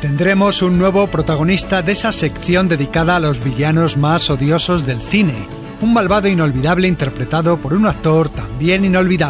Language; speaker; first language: Spanish; native; Spanish